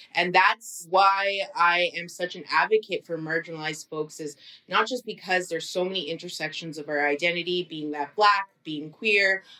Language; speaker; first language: English; native; English